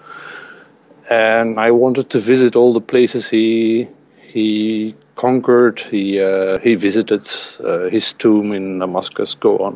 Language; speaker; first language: English; non-native, fluent; Dutch